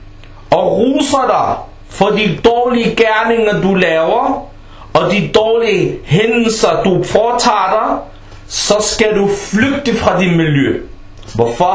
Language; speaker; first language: Danish; early bilingual, other home language; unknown